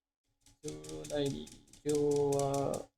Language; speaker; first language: Japanese; non-native, learner; English